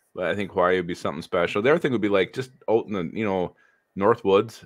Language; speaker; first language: English; native; English